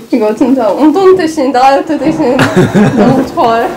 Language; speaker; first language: Korean; non-native, learner; Russian